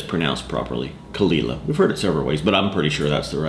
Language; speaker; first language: English; native; English